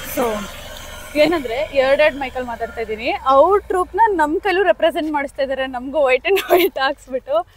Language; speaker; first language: Kannada; native; Kannada